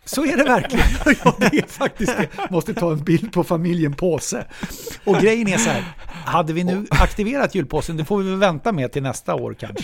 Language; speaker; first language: Swedish; native; Swedish